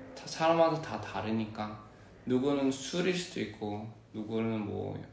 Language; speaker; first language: Korean; early bilingual, heritage; Korean